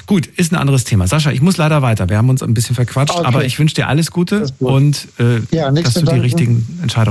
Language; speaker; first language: German; native; German